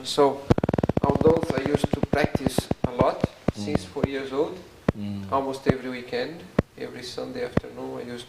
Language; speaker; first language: English; non-native, fluent; Portuguese